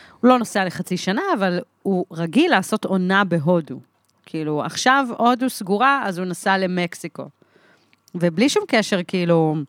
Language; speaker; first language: Hebrew; early bilingual, other home language; English